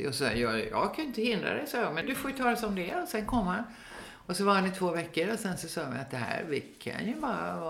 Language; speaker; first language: Swedish; native; Swedish